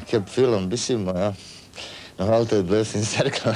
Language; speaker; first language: Dutch; non-native, learner; Croatian